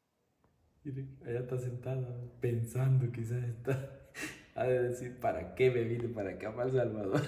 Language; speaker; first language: Spanish; native; Spanish